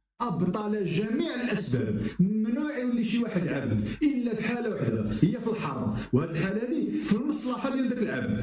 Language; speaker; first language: Arabic; native; Arabic